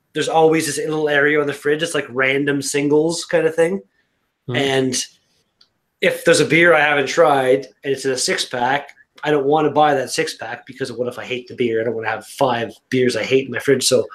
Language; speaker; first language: English; native; English